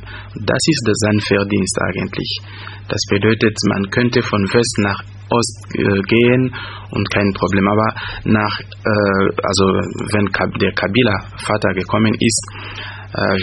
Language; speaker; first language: German; non-native, fluent; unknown